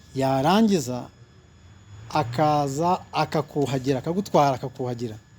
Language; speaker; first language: Kinyarwanda; early bilingual, heritage; Kinyarwanda